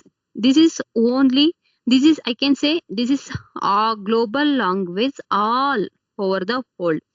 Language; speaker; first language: English; non-native, learner; Kannada